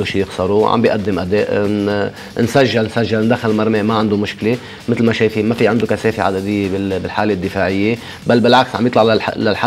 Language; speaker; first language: Arabic; native; Arabic